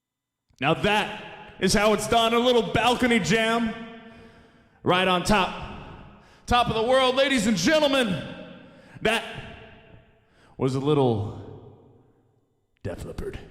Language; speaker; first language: English; native; English